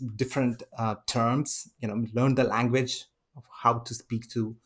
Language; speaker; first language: English; non-native, local second language; Malayalam